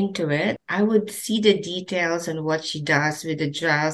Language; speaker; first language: English; non-native, local second language; Filipino